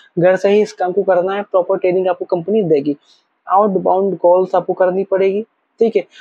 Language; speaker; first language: Hindi; native; Hindi